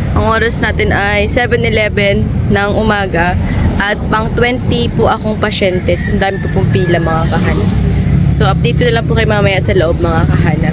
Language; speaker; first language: Filipino; native; Filipino